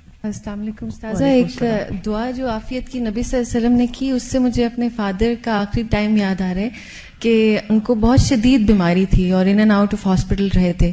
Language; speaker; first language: Urdu; native; Urdu